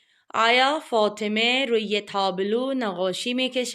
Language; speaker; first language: Persian; non-native, fluent; Urdu